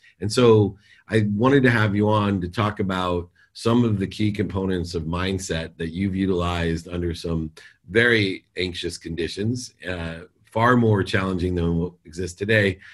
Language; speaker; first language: English; native; English